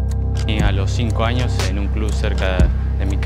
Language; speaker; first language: Portuguese; non-native, learner; Spanish